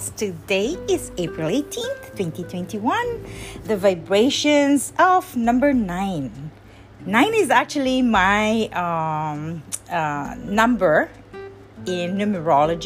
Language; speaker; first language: English; non-native, local second language; Filipino